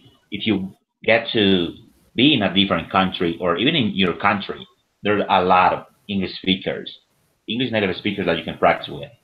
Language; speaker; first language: English; non-native, fluent; Spanish